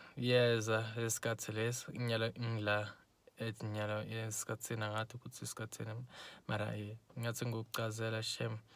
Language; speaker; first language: Zulu; non-native, local second language; Swati